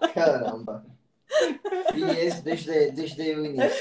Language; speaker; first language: Portuguese; non-native, fluent; French